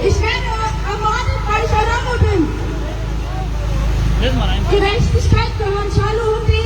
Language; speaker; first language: German; non-native, learner; Oromo